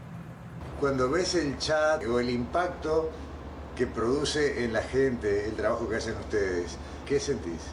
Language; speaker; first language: Spanish; native; Spanish